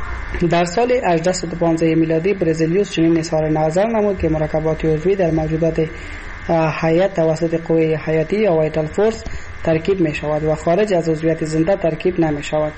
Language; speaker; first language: Persian; native; Persian